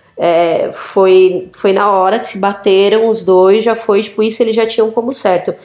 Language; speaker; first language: Portuguese; native; Portuguese